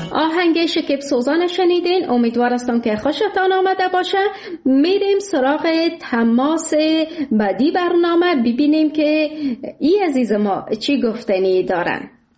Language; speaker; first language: Persian; native; Persian